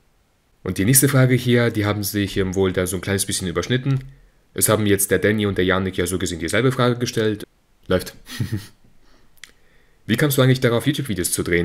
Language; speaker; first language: German; native; German